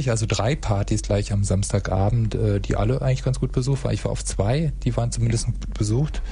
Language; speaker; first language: German; native; German